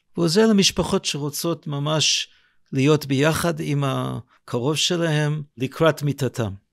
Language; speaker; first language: Hebrew; non-native, fluent; English